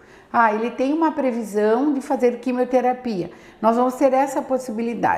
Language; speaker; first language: Portuguese; native; Portuguese